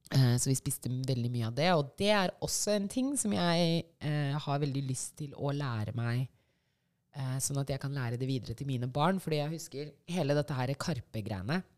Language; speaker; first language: Norwegian; early bilingual, other home language; Shona